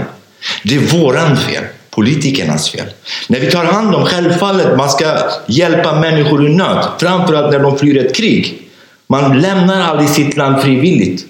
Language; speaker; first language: Swedish; non-native, fluent; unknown